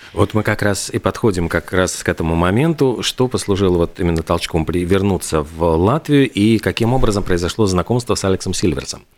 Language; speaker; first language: Russian; native; Russian